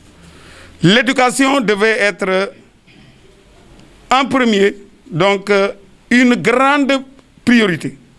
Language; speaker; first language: French; non-native, local second language; Wolof